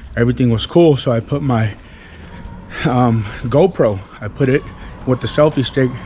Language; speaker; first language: English; native; English